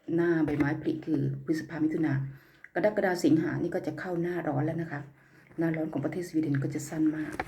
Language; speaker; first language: Thai; native; Thai